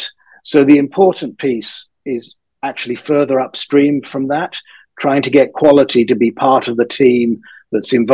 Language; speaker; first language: English; native; English